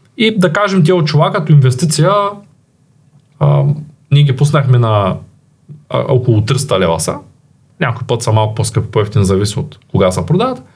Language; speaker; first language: Bulgarian; native; Bulgarian